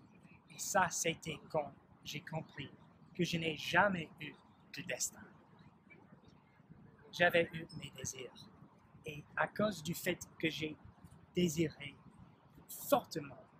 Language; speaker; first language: French; non-native, learner; English